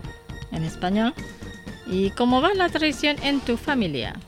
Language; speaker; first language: Spanish; non-native, fluent; Indonesian